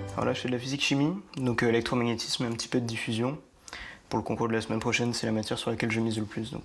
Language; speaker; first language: French; native; French